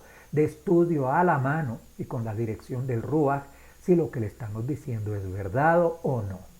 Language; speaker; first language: Spanish; native; Spanish